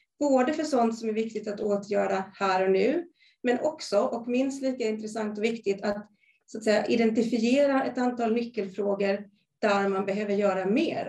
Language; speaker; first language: Swedish; native; Swedish